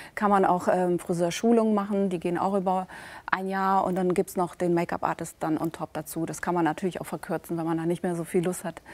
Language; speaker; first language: German; native; German